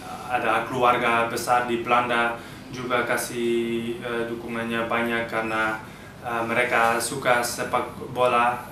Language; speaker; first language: Indonesian; early bilingual, heritage; Dutch